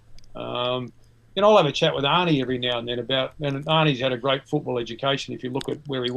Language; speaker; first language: English; native; English